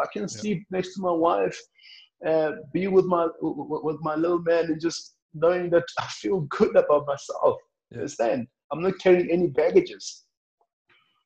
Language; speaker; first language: English; non-native, local second language; Northern Sotho